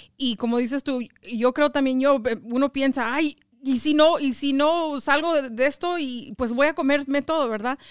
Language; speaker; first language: Spanish; early bilingual, heritage; Spanish